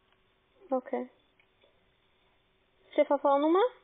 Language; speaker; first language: German; non-native, learner; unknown